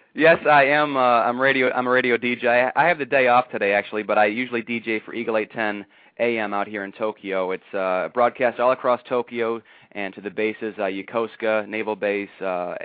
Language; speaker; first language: English; native; English